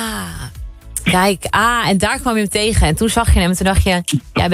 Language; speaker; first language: Dutch; native; Dutch